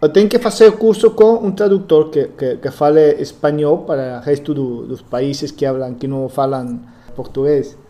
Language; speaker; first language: Portuguese; non-native, learner; Spanish